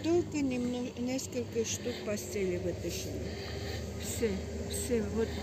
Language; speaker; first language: Russian; non-native, local second language; Armenian